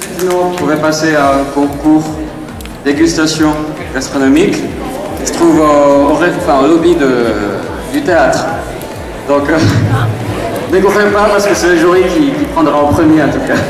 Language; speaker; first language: French; non-native, fluent; Spanish